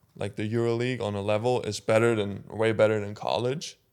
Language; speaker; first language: English; non-native, fluent; German